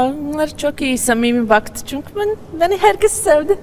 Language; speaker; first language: Turkish; non-native, learner; Latvian